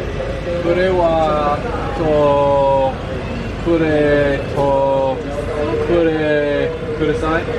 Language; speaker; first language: Japanese; non-native, learner; English